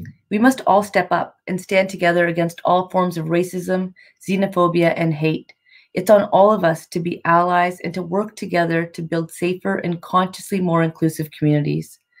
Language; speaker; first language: English; native; English